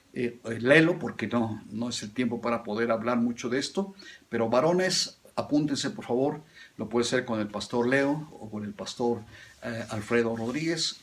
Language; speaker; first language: Spanish; native; Spanish